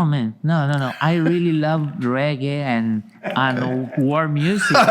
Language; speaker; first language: English; non-native, learner; Spanish